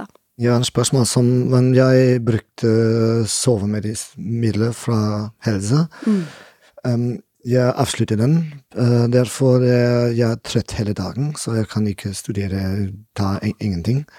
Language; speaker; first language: Norwegian; non-native, learner; German